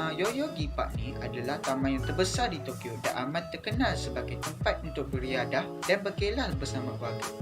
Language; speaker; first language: Malay; native; Malay